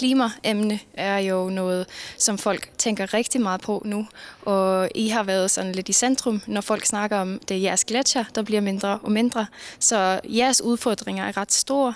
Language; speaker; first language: Danish; non-native, fluent; Icelandic